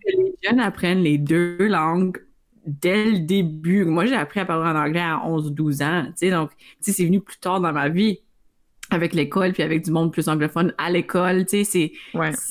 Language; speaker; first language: French; native; French